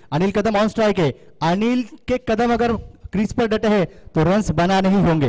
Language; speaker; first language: Hindi; non-native, local second language; Marathi